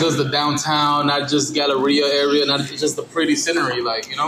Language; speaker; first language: English; early bilingual, other home language; Spanish